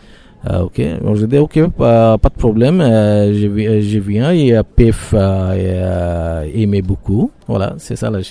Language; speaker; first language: French; non-native, learner; Bangla